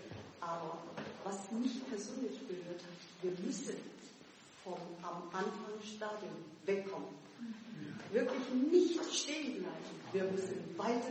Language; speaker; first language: German; non-native, fluent; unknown